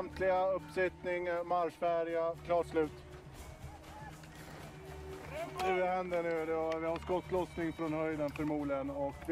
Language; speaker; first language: Swedish; native; Swedish